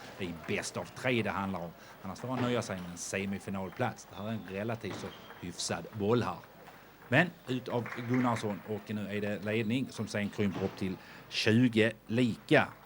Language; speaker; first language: Swedish; native; Swedish